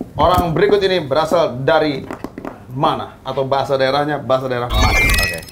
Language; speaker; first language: Indonesian; native; Indonesian